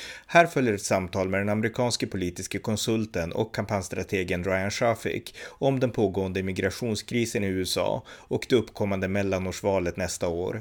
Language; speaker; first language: Swedish; native; Swedish